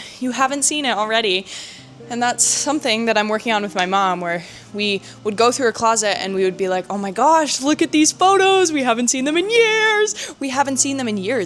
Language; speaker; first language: English; native; English